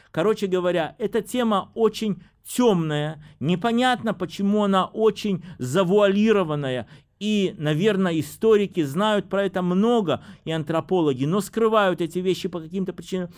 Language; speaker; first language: Russian; native; Russian